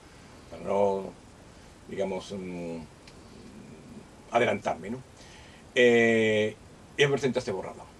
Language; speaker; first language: Spanish; native; Spanish